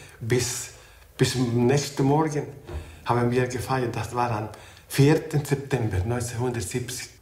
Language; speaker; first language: German; non-native, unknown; Spanish